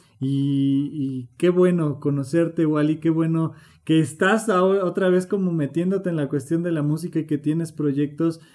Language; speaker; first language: Spanish; native; Spanish